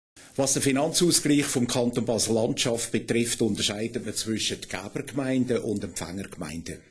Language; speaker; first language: German; native; German